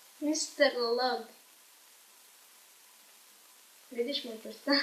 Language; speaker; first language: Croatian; early bilingual, heritage; Croatian